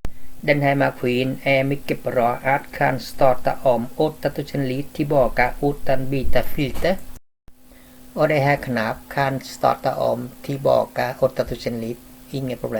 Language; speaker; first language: Swedish; non-native, learner; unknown